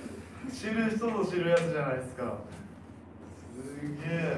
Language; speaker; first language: Japanese; native; Japanese